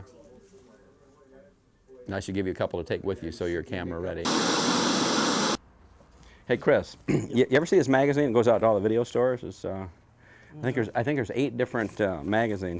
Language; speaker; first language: English; native; English